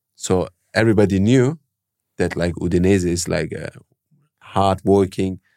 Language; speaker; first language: English; early bilingual, heritage; German